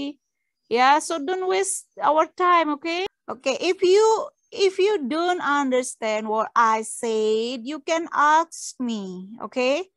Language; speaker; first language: English; non-native, fluent; Indonesian